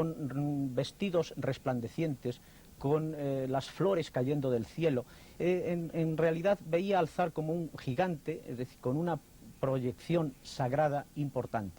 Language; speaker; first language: Spanish; native; Spanish